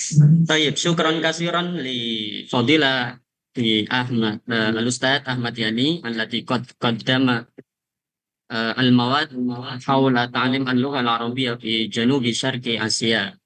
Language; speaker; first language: Arabic; non-native, fluent; Indonesian